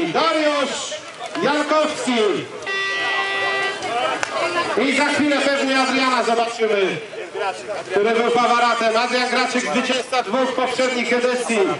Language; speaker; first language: Polish; native; Polish